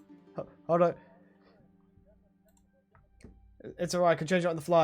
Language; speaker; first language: English; native; English